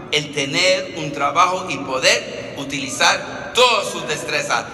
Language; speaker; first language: Spanish; early bilingual, other home language; English